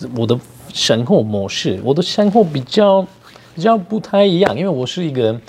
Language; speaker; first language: Chinese; non-native, fluent; Turkish